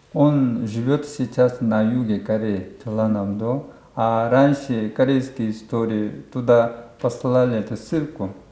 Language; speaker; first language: Russian; non-native, learner; Korean